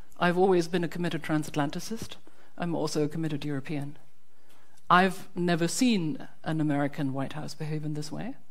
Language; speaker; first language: English; non-native, fluent; German